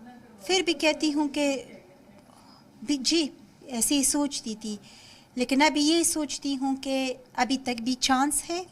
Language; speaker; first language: Hindi; non-native, fluent; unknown